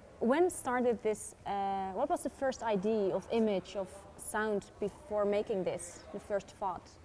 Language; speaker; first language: English; non-native, fluent; Dutch